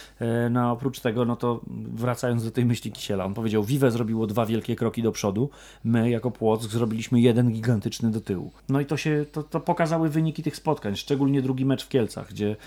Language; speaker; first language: Polish; native; Polish